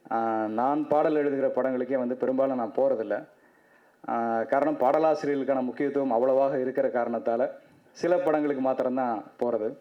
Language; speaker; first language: Tamil; native; Tamil